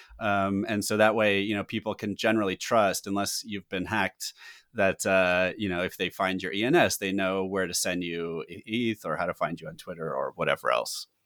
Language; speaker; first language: English; native; English